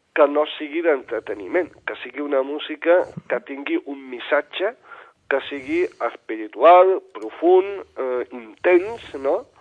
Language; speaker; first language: Catalan; non-native, local second language; Spanish